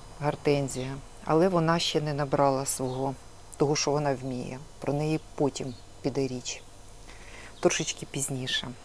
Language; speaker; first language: Ukrainian; non-native, local second language; Russian